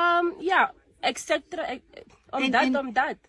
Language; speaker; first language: Afrikaans; non-native, learner; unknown